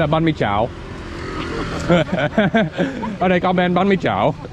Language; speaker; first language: Vietnamese; non-native, learner; English